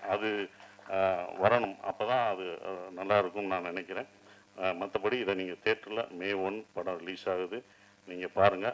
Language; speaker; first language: Tamil; native; Tamil